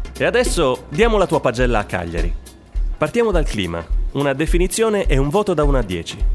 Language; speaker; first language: Italian; native; Italian